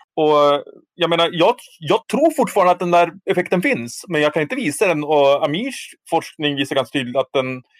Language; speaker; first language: Swedish; native; Swedish